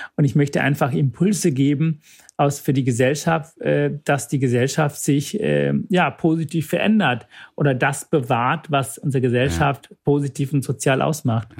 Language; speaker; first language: German; early bilingual, other home language; Tamil